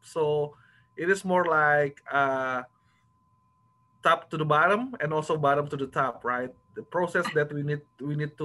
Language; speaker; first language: English; non-native, fluent; Indonesian